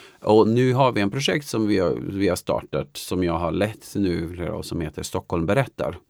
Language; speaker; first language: Swedish; non-native, fluent; Albanian